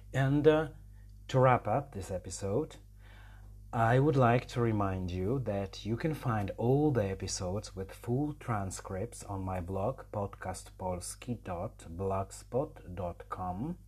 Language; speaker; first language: English; non-native, fluent; Polish